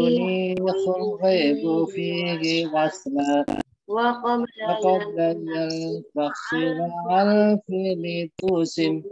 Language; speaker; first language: Arabic; non-native, learner; Indonesian